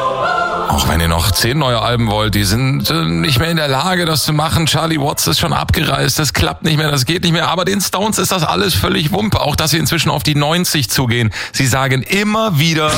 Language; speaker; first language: German; native; German